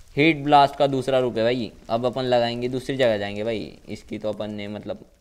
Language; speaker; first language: Hindi; non-native, local second language; Marathi